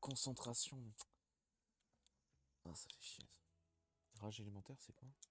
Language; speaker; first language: French; native; French